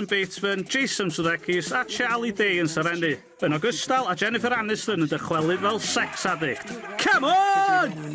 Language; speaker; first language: Welsh; native; Welsh